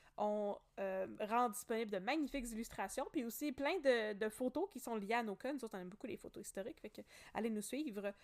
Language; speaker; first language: French; native; French